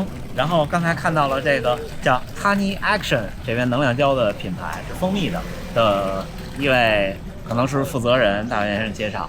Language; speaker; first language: Chinese; native; Chinese